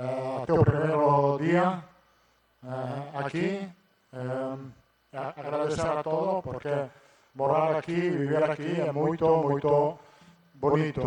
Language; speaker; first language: Spanish; non-native, fluent; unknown